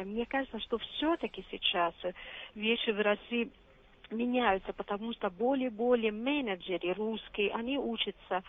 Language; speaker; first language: Russian; non-native, fluent; Italian